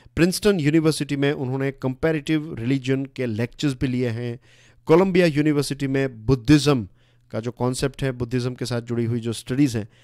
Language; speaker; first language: Hindi; non-native, local second language; Gujarati